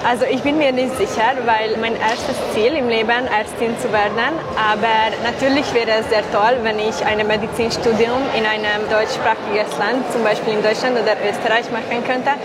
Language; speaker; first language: German; non-native, fluent; Hungarian